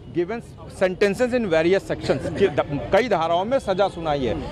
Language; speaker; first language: Hindi; native; Hindi